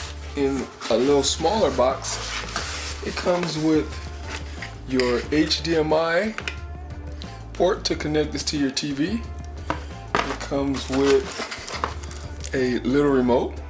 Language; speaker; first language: English; native; English